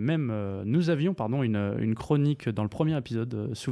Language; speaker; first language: French; native; French